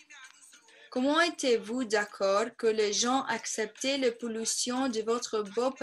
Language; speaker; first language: French; non-native, learner; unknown